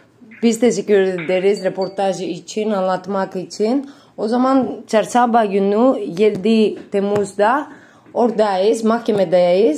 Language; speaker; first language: Turkish; non-native, learner; Greek